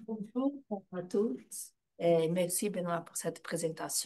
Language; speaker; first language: French; non-native, fluent; Portuguese